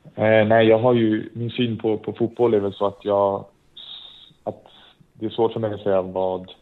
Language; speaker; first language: Swedish; native; Swedish